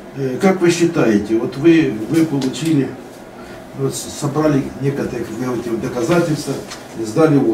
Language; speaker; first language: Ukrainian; non-native, local second language; Russian